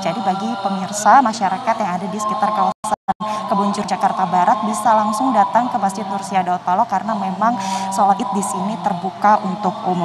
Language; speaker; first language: Indonesian; native; Indonesian